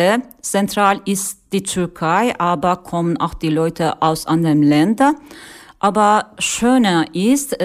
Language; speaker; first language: German; non-native, learner; Turkish